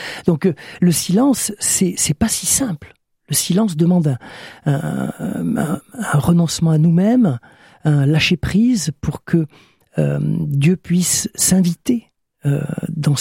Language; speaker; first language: French; native; French